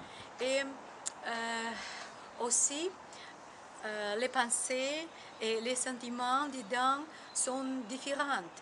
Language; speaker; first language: French; non-native, learner; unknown